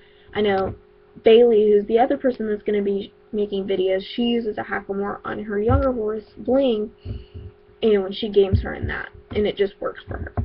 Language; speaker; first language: English; native; English